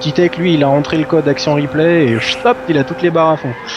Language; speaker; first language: French; native; French